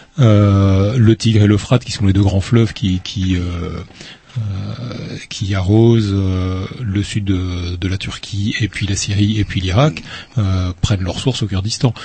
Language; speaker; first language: French; native; French